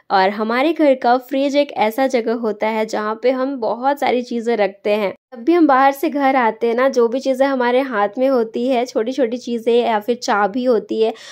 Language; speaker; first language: Hindi; native; Hindi